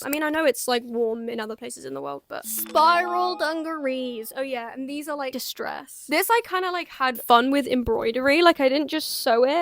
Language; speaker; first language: English; native; English